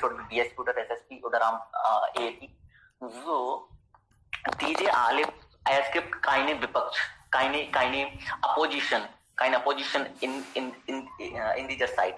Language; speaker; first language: German; non-native, learner; Hindi